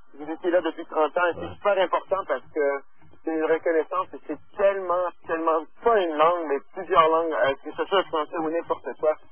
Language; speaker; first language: French; native; French